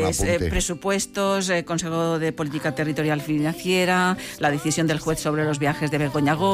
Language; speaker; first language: Spanish; native; Spanish